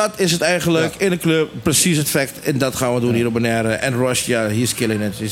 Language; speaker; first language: Dutch; non-native, local second language; Papiamento